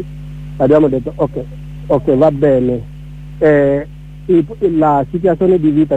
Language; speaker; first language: Italian; non-native, learner; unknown